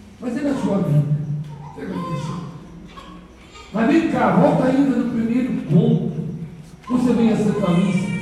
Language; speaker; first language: Portuguese; native; Portuguese